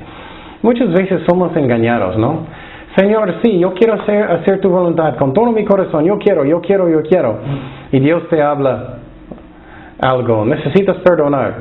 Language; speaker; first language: Spanish; non-native, fluent; English